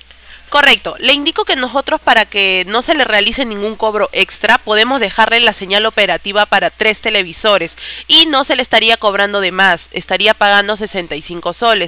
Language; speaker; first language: Spanish; native; Spanish